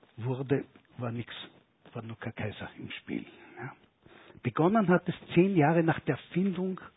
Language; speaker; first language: German; native; German